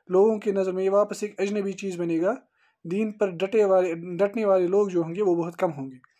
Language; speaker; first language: Urdu; native; Urdu